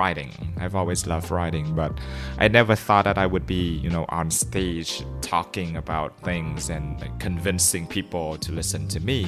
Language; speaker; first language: English; non-native, fluent; Vietnamese